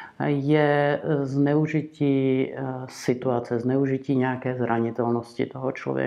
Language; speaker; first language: Czech; native; Czech